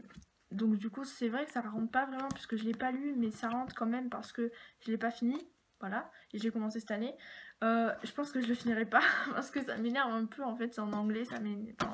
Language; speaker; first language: French; native; French